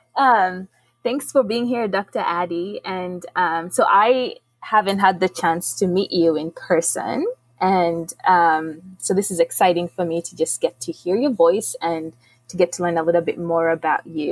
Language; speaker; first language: English; non-native, local second language; Ganda